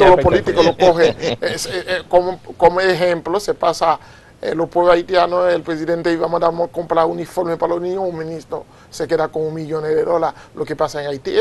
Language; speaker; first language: Spanish; non-native, fluent; Haitian Creole